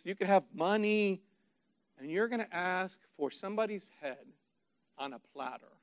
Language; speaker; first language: English; native; English